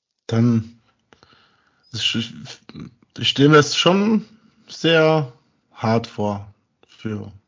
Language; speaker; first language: German; native; German